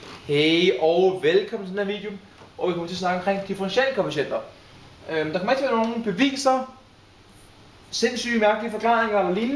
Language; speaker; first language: Danish; native; Danish